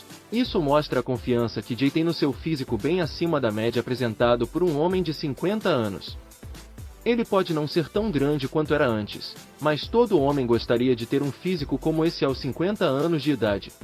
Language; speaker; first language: Portuguese; native; Portuguese